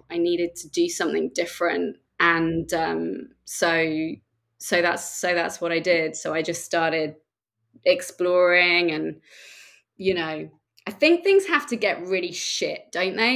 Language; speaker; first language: English; native; English